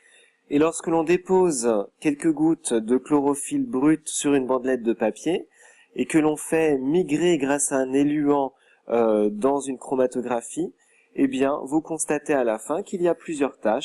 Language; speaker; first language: French; native; French